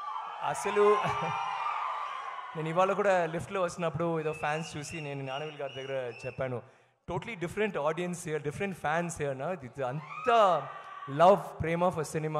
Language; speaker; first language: Telugu; non-native, learner; Tamil